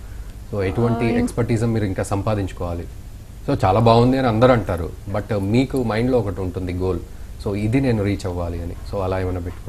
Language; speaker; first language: Telugu; native; Telugu